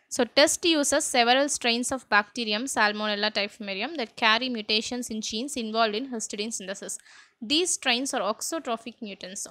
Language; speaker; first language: English; non-native, local second language; Tamil